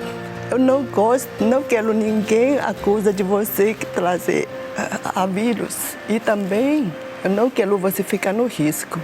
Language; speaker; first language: Portuguese; non-native, learner; Chinese